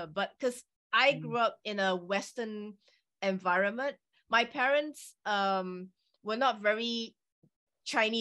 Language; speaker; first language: English; native; English